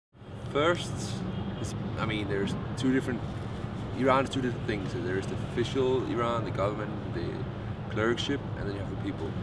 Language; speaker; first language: English; non-native, fluent; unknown